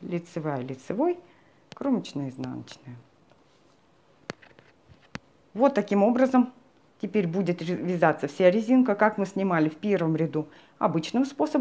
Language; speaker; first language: Russian; native; Russian